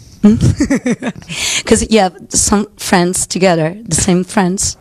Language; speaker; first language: English; non-native, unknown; Italian